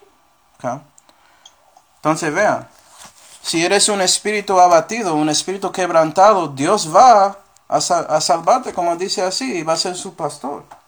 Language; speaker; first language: Spanish; early bilingual, heritage; Spanish